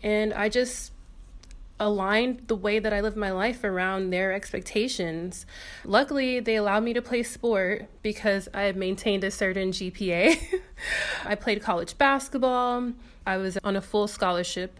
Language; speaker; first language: English; native; English